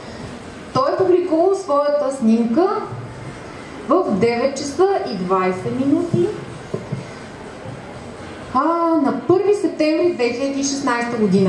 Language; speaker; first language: Bulgarian; native; Bulgarian